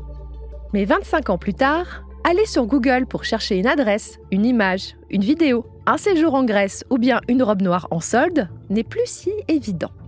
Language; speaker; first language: French; native; French